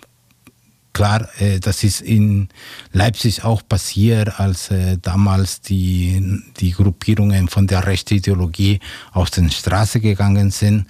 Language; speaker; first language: German; non-native, fluent; Spanish